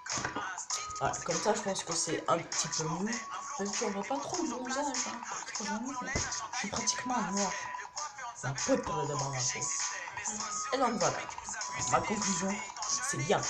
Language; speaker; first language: French; native; French